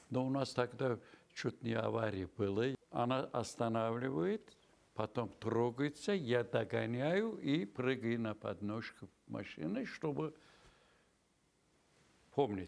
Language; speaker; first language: Russian; non-native, local second language; Azerbaijani